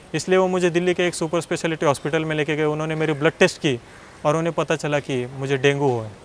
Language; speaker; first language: Hindi; non-native, local second language; Marathi